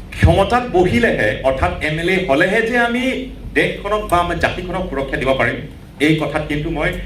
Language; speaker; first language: Assamese; non-native, local second language; Karbi